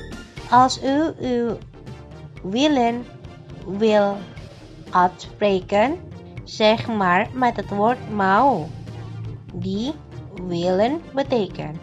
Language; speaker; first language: Dutch; non-native, fluent; Indonesian